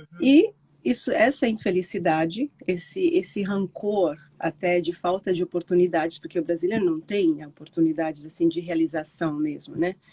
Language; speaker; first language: Portuguese; non-native, fluent; Italian